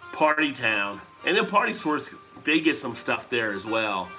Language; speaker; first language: English; native; English